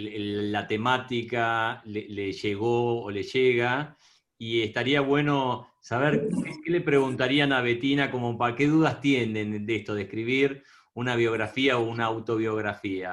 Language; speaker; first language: Spanish; native; Spanish